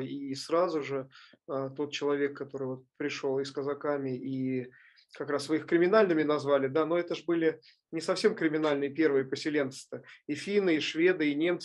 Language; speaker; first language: Russian; native; Russian